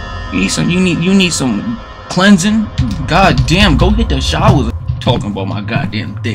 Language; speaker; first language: English; native; English